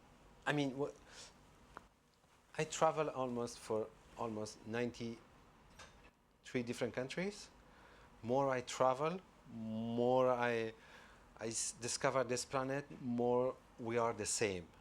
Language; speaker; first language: English; non-native, fluent; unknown